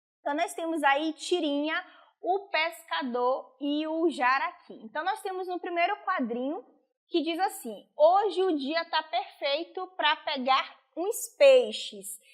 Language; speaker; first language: Portuguese; native; Portuguese